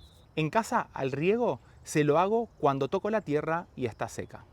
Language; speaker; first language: Spanish; native; Spanish